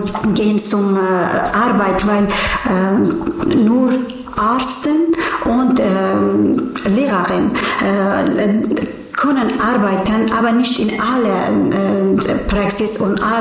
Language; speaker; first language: German; non-native, learner; Persian